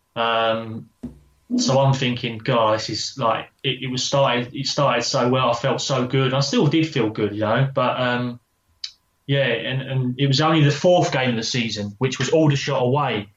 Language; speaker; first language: English; native; English